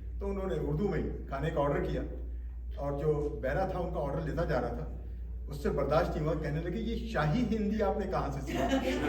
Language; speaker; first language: Urdu; native; Urdu